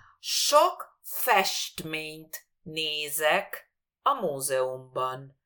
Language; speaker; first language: Hungarian; non-native, fluent; Spanish